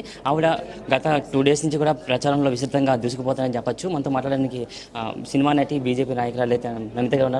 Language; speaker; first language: Telugu; native; Telugu